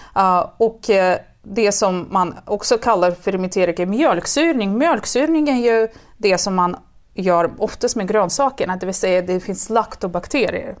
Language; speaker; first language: Swedish; non-native, fluent; Russian